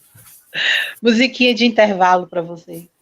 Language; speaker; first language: Portuguese; native; Portuguese